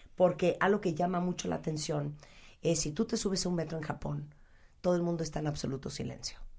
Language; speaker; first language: Spanish; native; Spanish